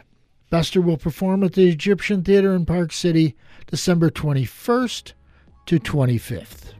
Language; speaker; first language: English; native; English